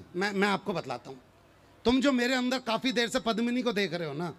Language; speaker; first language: Hindi; native; Hindi